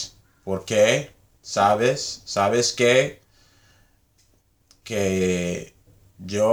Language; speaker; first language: Spanish; non-native, learner; English